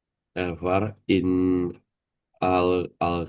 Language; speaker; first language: German; non-native, learner; Indonesian